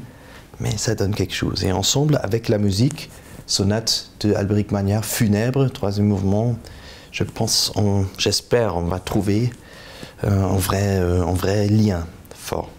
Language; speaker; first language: French; non-native, fluent; German